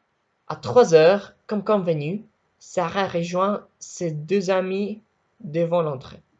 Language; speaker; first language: French; non-native, learner; Spanish